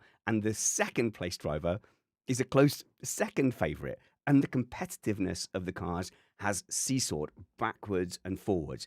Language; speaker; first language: English; native; English